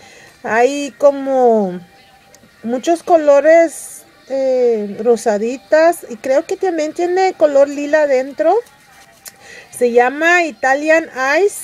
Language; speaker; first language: Spanish; early bilingual, heritage; Spanish